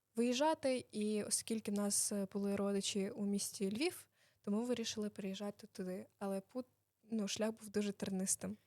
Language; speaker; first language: Ukrainian; non-native, local second language; Russian